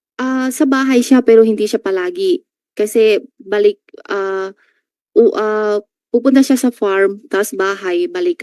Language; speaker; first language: Filipino; non-native, learner; Chinese